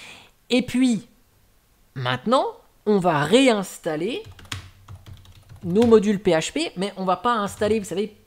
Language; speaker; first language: French; native; French